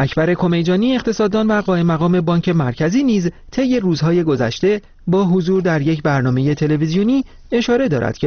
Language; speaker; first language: Persian; native; Persian